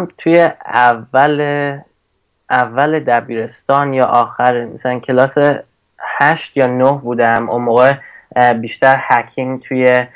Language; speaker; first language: Persian; early bilingual, heritage; Persian